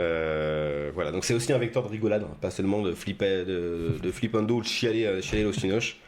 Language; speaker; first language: French; native; French